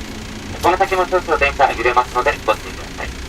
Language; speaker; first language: Japanese; native; Japanese